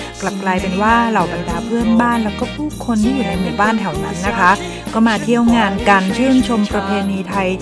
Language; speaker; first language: Thai; native; Thai